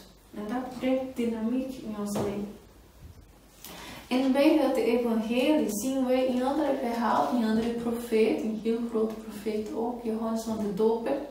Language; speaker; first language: Dutch; non-native, fluent; Portuguese